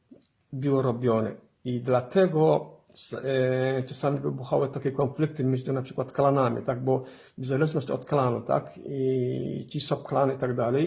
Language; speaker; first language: Polish; non-native, fluent; Somali